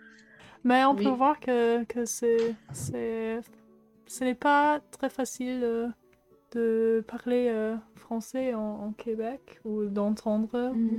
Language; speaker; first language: French; non-native, fluent; German